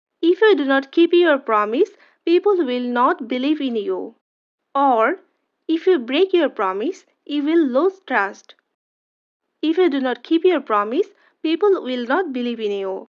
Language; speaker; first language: English; non-native, local second language; Bangla